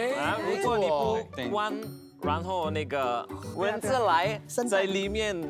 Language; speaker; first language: Chinese; non-native, fluent; German